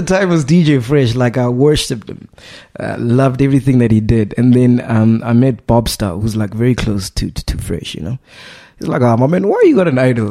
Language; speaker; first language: English; non-native, local second language; Venda